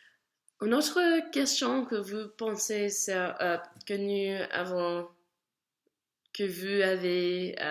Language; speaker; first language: French; non-native, learner; English